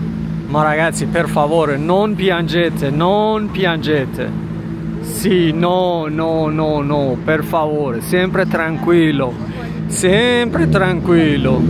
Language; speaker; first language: Italian; non-native, fluent; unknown